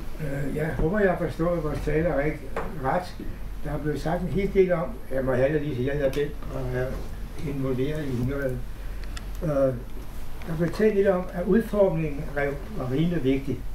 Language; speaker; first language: Danish; native; Danish